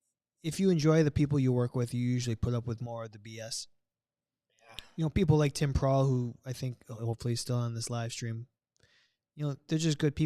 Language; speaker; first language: English; native; English